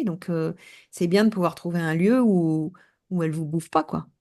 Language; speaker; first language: French; native; French